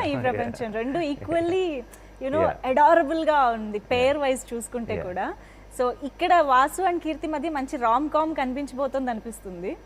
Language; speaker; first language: Telugu; native; Telugu